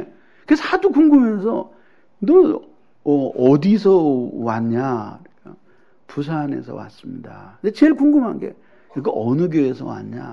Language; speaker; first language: Korean; native; Korean